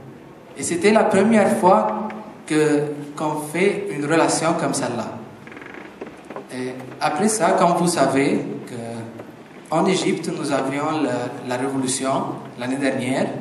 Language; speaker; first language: French; non-native, fluent; Arabic